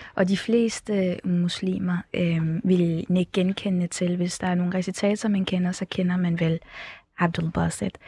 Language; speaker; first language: Danish; early bilingual, other home language; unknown